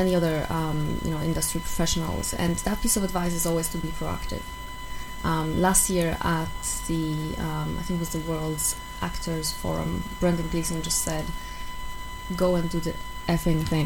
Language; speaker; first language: English; non-native, fluent; Polish